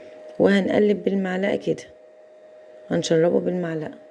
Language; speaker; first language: Arabic; native; Arabic